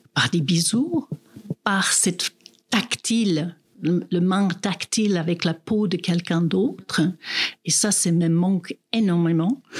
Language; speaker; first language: French; non-native, fluent; English